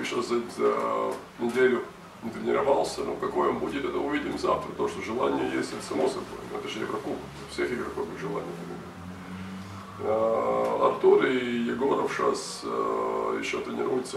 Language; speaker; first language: Russian; non-native, fluent; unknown